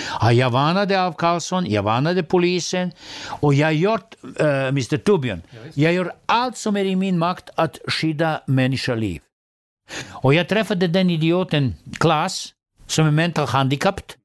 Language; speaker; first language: Swedish; non-native, fluent; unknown